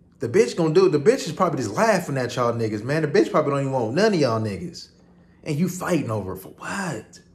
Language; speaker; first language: English; native; English